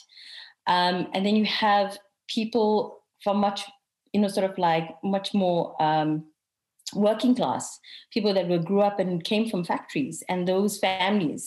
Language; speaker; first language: English; native; English